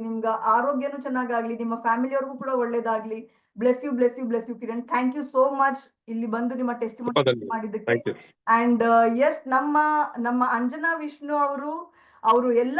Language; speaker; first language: Kannada; native; Kannada